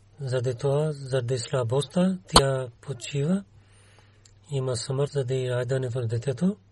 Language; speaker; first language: Bulgarian; non-native, learner; Urdu